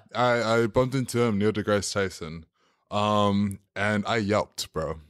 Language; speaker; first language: English; native; English